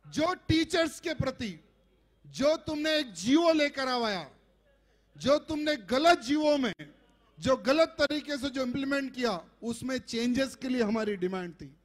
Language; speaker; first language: Hindi; native; Hindi